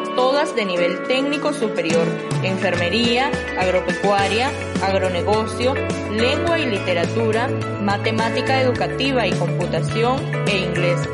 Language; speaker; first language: Spanish; native; Spanish